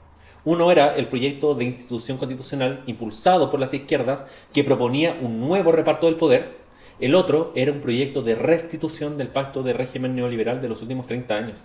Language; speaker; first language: Spanish; native; Spanish